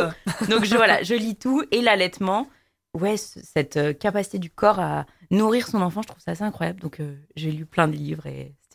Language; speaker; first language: French; native; French